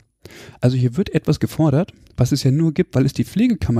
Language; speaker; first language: German; native; German